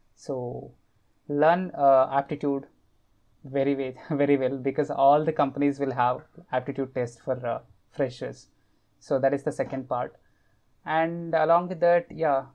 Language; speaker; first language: English; non-native, local second language; Kannada